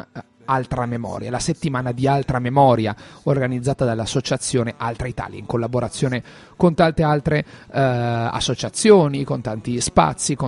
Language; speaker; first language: Italian; native; Italian